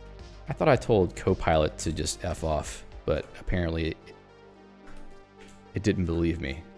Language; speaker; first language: English; native; English